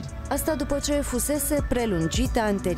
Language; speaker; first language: Romanian; native; Romanian